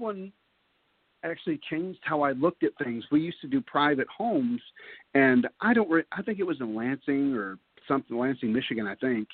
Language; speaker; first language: English; native; English